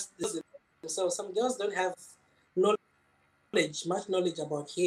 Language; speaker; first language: English; non-native, local second language; Shona